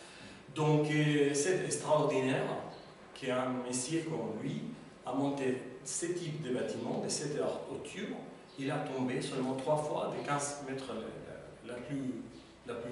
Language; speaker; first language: French; non-native, learner; Spanish